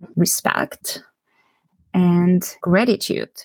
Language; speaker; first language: English; non-native, fluent; Ukrainian